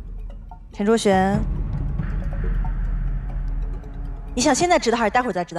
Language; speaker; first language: Chinese; native; Chinese